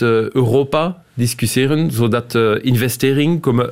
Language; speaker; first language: Dutch; non-native, local second language; French